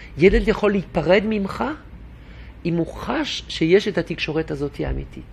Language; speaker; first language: Hebrew; non-native, fluent; French